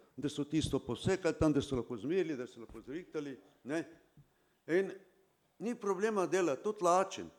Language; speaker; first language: Slovenian; non-native, local second language; Romany